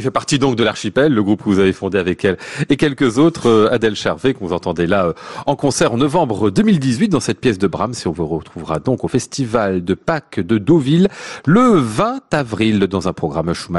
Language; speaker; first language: French; native; French